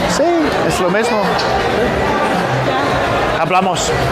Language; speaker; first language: Spanish; non-native, learner; English